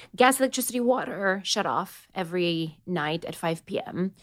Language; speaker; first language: English; non-native, fluent; Romanian